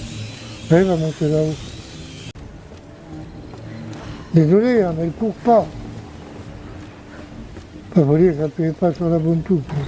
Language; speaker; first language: French; native; French